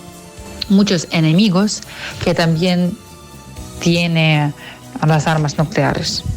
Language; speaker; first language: Spanish; non-native, fluent; Ukrainian